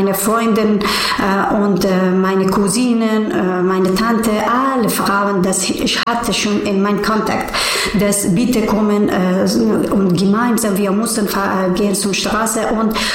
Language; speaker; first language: German; non-native, learner; Persian